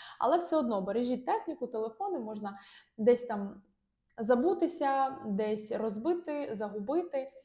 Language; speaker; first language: Ukrainian; non-native, local second language; Russian